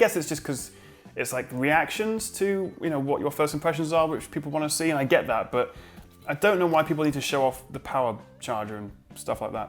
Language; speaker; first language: English; native; English